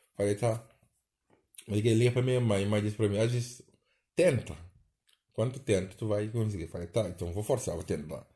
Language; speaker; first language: Portuguese; non-native, fluent; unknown